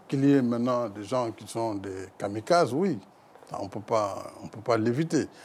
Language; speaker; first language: French; non-native, local second language; Fula